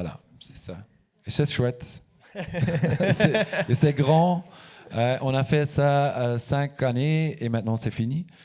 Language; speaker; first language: French; non-native, local second language; Dutch